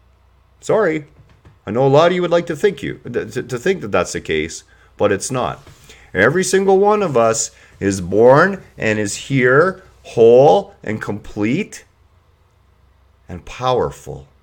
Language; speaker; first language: English; native; English